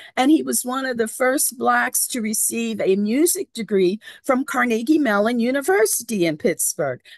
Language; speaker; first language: English; native; English